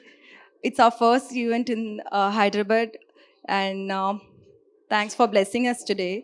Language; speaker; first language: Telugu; non-native, learner; Tamil